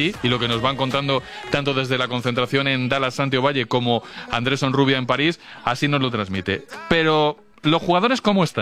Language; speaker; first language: Spanish; native; Spanish